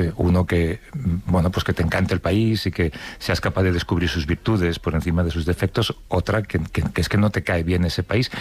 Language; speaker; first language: Spanish; native; Spanish